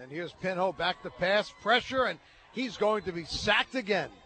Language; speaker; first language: English; native; English